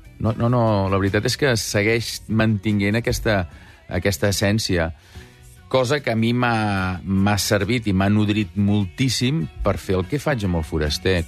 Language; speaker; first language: Catalan; native; Catalan